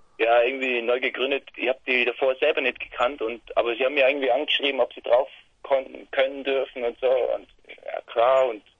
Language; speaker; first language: German; native; German